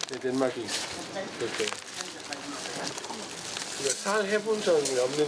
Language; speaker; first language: Korean; non-native, fluent; Danish